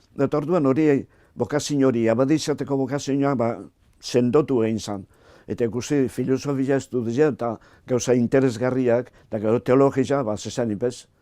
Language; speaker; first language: Basque; native; Basque